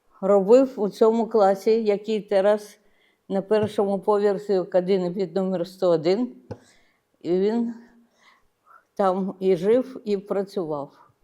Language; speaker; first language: Ukrainian; non-native, local second language; Russian